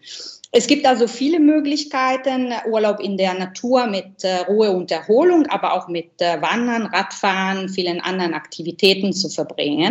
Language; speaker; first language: German; non-native, fluent; Italian